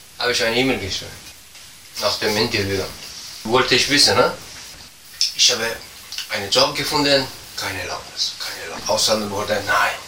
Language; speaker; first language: German; non-native, learner; Persian